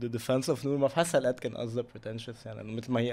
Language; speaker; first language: Arabic; native; Arabic